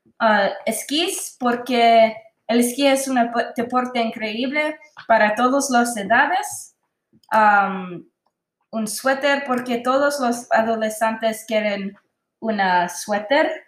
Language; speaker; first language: Spanish; non-native, learner; English